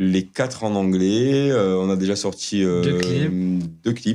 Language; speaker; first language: French; native; French